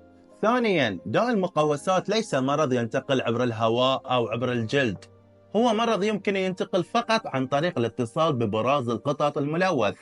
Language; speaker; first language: Arabic; native; Arabic